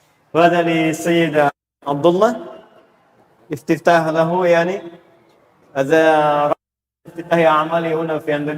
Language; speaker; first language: Arabic; non-native, fluent; Indonesian